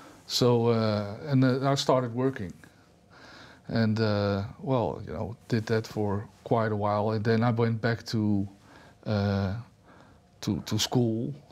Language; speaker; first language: English; non-native, fluent; Dutch